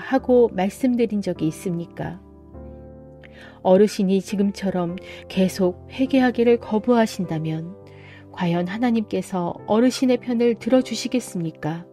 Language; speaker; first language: Korean; native; Korean